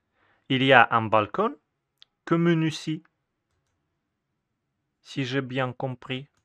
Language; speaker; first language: French; non-native, fluent; Russian